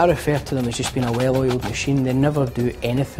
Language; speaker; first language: English; native; English